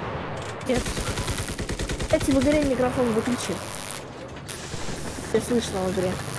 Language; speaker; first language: Russian; native; Russian